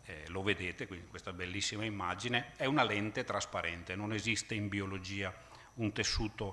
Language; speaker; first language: Italian; native; Italian